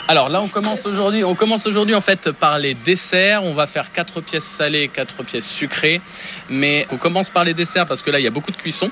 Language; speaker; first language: French; native; French